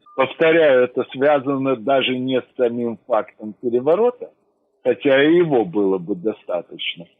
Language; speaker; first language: Russian; native; Russian